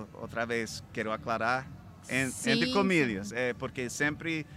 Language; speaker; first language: Portuguese; non-native, fluent; English